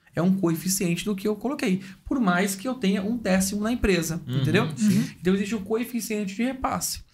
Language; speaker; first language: Portuguese; native; Portuguese